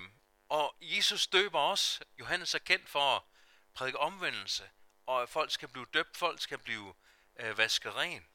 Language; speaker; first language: Danish; native; Danish